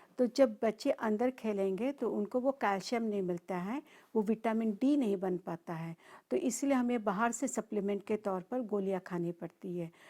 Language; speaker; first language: Hindi; non-native, local second language; Marathi